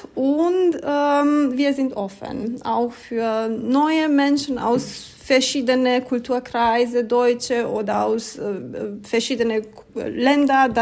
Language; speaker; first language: German; non-native, fluent; Romanian